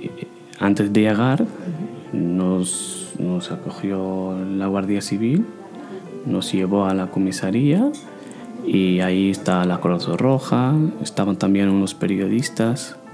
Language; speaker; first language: Spanish; non-native, fluent; Arabic